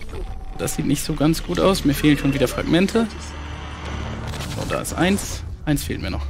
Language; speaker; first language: German; native; German